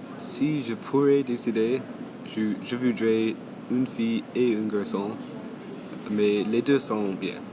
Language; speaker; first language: French; non-native, local second language; English